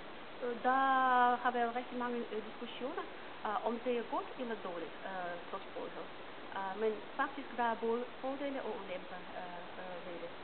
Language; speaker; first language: Danish; non-native, fluent; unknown